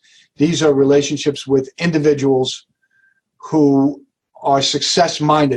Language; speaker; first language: English; native; English